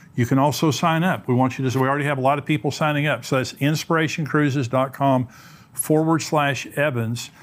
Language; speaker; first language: English; native; English